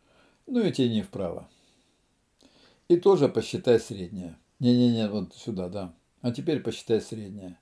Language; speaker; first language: Russian; native; Russian